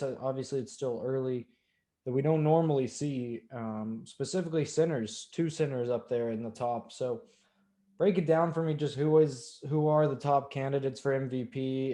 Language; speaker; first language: English; native; English